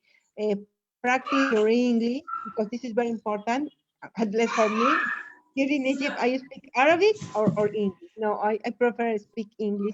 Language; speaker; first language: English; non-native, learner; Spanish